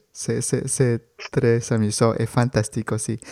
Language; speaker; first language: French; non-native, learner; Spanish